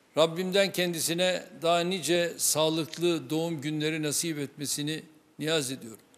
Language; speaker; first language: Turkish; native; Turkish